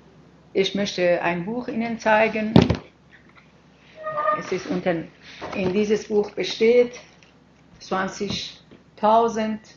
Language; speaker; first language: German; non-native, fluent; Persian